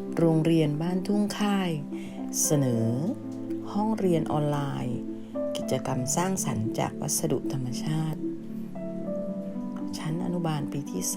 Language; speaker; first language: Thai; native; Thai